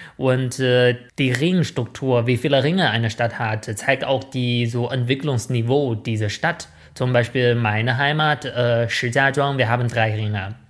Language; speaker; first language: German; non-native, fluent; Chinese